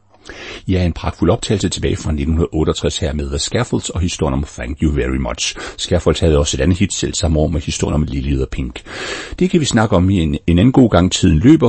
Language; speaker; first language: Danish; native; Danish